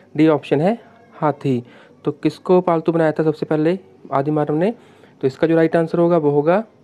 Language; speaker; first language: Hindi; non-native, local second language; Punjabi